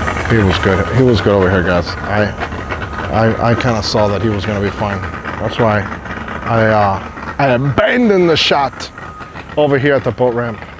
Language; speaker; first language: English; early bilingual, other home language; Spanish